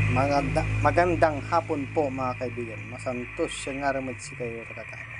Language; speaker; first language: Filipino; non-native, local second language; Pangasinan